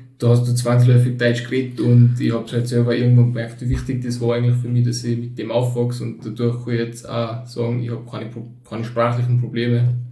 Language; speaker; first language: German; early bilingual, other home language; Turkish